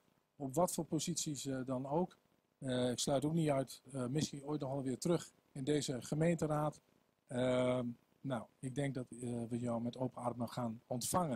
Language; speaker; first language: Dutch; native; Dutch